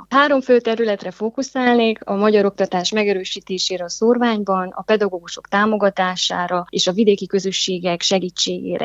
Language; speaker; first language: Hungarian; native; Hungarian